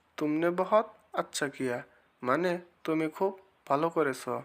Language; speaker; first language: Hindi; non-native, learner; Bangla